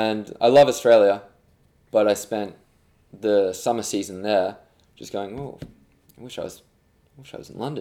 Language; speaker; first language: English; native; English